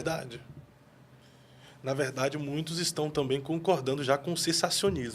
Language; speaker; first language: Portuguese; native; Portuguese